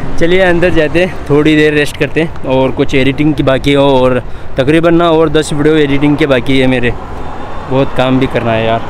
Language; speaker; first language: Hindi; native; Hindi